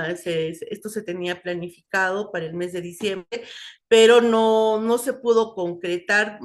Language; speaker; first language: Spanish; native; Spanish